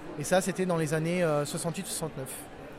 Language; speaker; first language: French; native; French